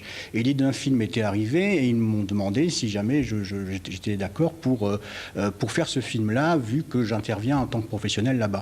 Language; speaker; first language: French; native; French